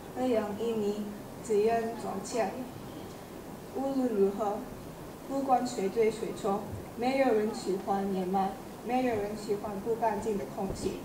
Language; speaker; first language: Chinese; non-native, learner; Indonesian